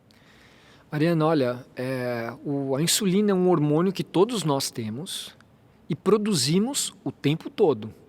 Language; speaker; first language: Portuguese; native; Portuguese